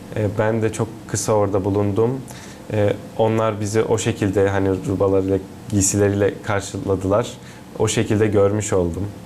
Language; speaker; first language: Turkish; native; Turkish